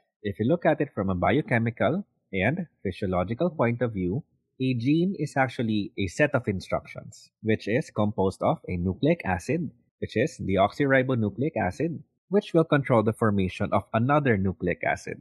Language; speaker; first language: English; non-native, local second language; Filipino